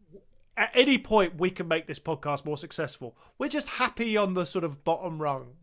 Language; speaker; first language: English; native; English